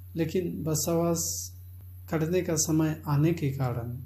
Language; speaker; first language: Hindi; non-native, local second language; Chakma